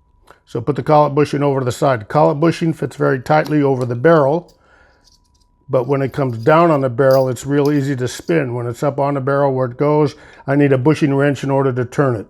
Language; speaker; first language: English; native; English